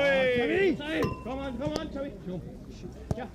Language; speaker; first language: German; non-native, learner; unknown